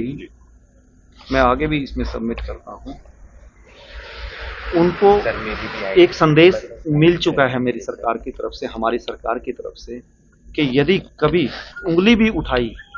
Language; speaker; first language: Hindi; native; Hindi